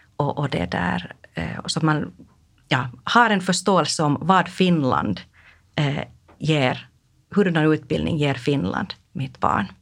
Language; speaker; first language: Swedish; non-native, local second language; Finnish